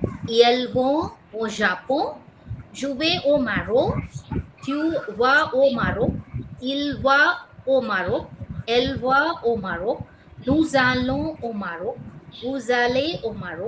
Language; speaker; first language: French; non-native, learner; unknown